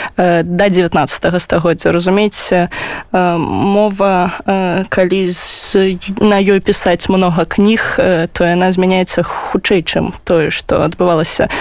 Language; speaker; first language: Belarusian; non-native, local second language; Russian